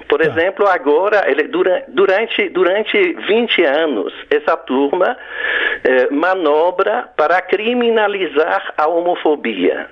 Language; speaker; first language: Portuguese; non-native, fluent; French